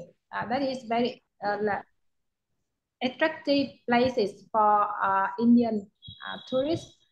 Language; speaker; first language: English; non-native, learner; Vietnamese